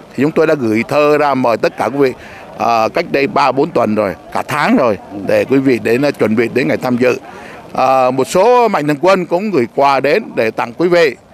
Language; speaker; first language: Vietnamese; native; Vietnamese